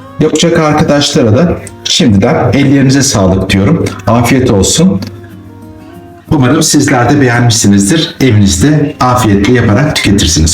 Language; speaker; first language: Turkish; native; Turkish